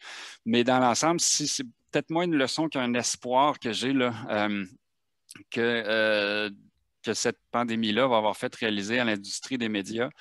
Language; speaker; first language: French; native; French